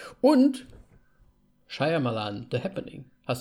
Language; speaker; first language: German; native; German